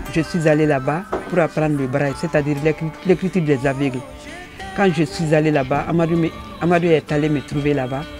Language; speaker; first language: French; non-native, local second language; Bambara